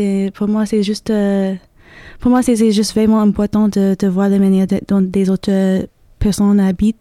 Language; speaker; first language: French; non-native, learner; English